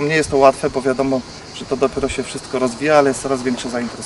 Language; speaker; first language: Polish; native; Polish